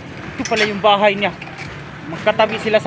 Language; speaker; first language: Filipino; non-native, local second language; Cebuano